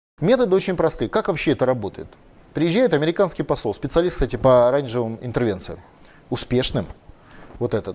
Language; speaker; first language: Russian; native; Russian